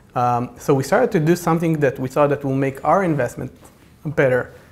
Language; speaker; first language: English; non-native, fluent; Hebrew